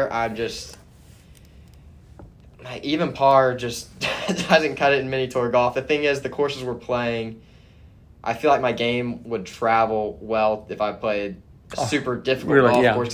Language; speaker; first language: English; native; English